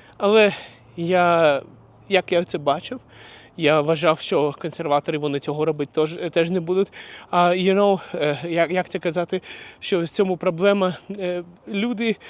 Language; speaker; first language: Ukrainian; non-native, local second language; Russian